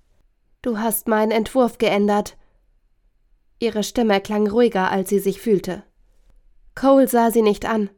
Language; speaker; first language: German; native; German